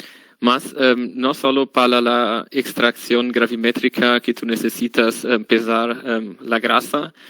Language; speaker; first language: Spanish; non-native, learner; German